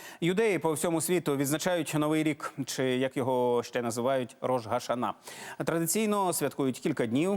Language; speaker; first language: Ukrainian; native; Ukrainian